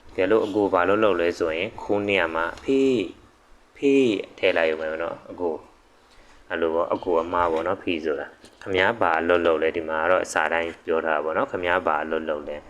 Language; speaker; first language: Burmese; native; Burmese